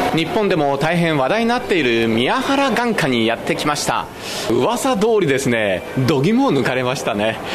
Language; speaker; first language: Japanese; native; Japanese